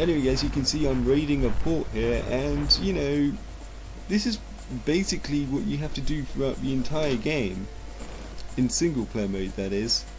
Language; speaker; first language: English; native; English